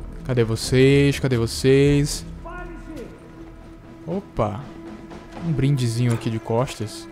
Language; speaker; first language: Portuguese; native; Portuguese